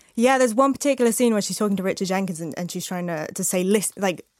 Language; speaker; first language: English; native; English